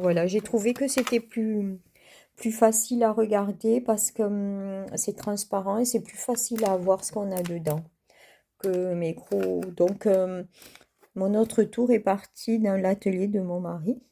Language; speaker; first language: French; native; French